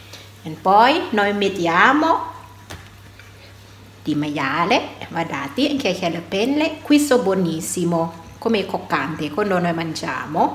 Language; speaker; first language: Italian; non-native, learner; Thai